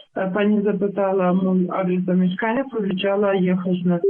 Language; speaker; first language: Polish; non-native, learner; Ukrainian